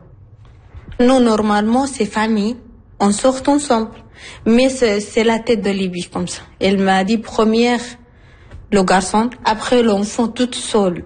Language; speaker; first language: French; non-native, learner; Arabic